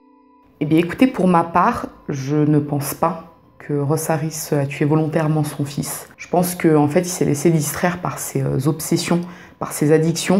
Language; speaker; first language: French; native; French